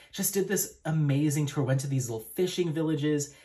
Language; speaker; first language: English; native; English